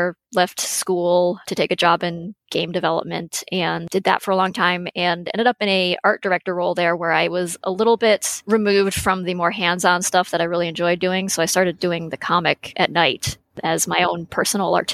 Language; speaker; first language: English; native; English